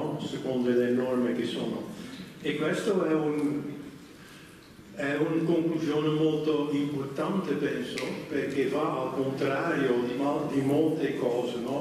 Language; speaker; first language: Italian; non-native, fluent; Dutch